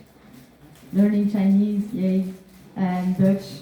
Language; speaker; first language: English; non-native, fluent; French